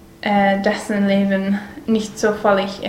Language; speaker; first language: German; non-native, learner; English